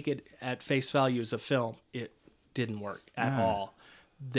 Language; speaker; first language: English; native; English